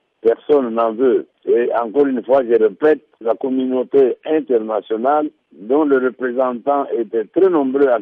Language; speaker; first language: French; non-native, local second language; Lingala